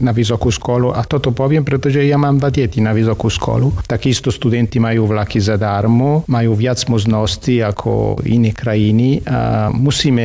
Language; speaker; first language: Slovak; non-native, learner; Italian